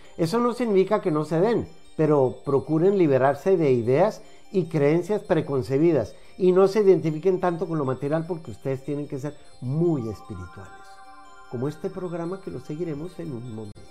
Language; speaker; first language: Spanish; native; Spanish